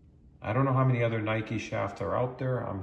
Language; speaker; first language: English; native; English